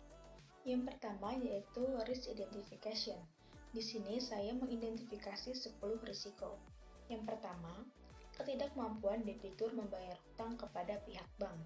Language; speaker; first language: Indonesian; native; Indonesian